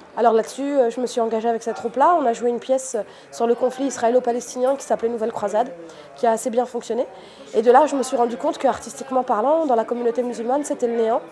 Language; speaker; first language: French; native; French